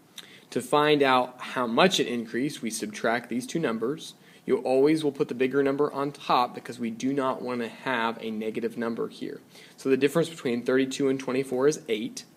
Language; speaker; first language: English; native; English